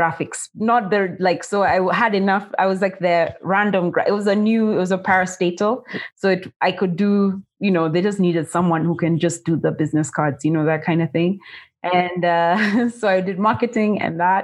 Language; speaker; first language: English; non-native, local second language; Kamba